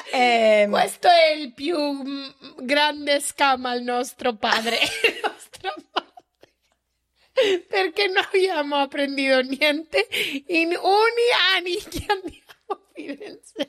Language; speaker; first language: Italian; non-native, learner; Spanish